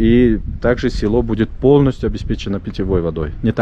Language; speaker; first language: Russian; non-native, local second language; Tajik